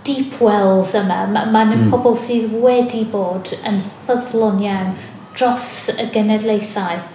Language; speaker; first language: Welsh; non-native, fluent; English